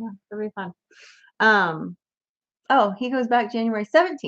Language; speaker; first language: English; native; English